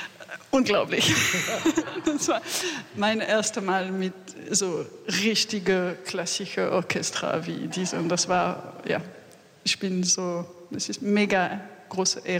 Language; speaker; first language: German; non-native, learner; French